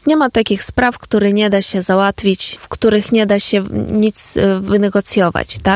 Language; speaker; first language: Polish; non-native, fluent; Ukrainian